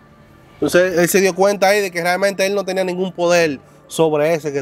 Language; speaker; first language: Spanish; native; Spanish